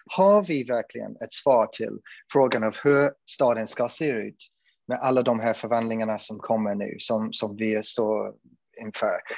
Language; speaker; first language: Swedish; non-native, fluent; English